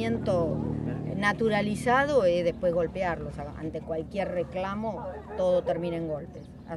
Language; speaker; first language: Spanish; native; Spanish